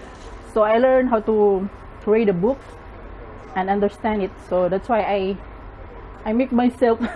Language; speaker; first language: English; non-native, local second language; Cebuano